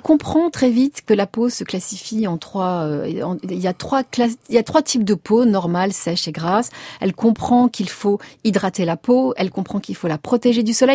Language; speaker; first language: French; native; French